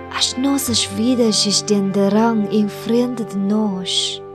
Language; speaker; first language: Portuguese; non-native, learner; Chinese